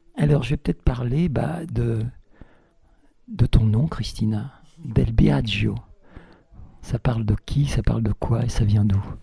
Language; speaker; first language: French; native; French